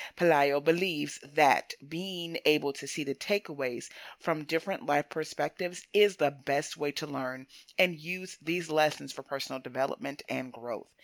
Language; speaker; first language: English; native; English